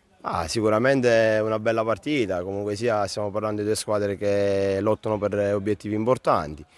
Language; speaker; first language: Italian; native; Italian